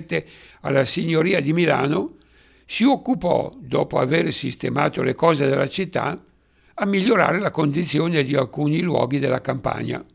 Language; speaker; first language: Italian; native; Italian